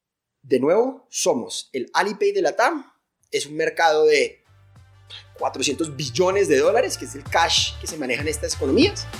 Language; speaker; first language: Spanish; native; Spanish